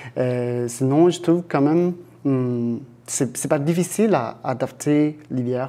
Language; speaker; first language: French; non-native, fluent; Chinese